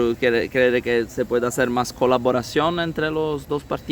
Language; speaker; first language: Spanish; non-native, learner; Italian